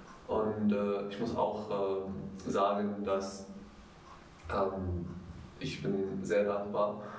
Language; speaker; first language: German; non-native, fluent; Arabic